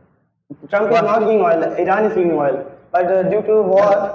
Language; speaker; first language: English; non-native, learner; Hindi